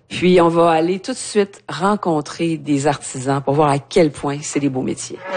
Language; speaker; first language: French; native; French